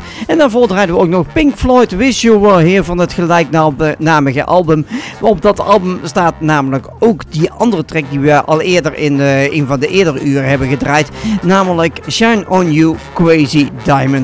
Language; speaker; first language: Dutch; native; Dutch